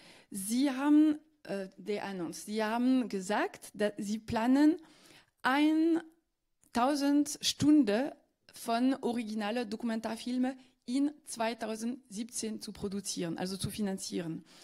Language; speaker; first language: German; non-native, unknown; French